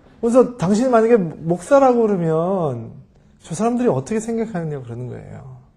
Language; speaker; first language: Korean; early bilingual, heritage; Korean